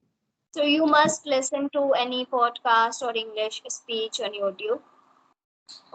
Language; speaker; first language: English; non-native, local second language; Hindi